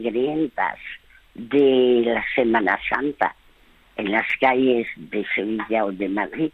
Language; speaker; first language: Spanish; early bilingual, other home language; French